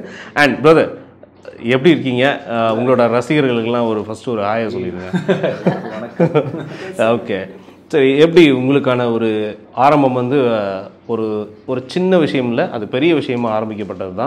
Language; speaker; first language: Tamil; native; Tamil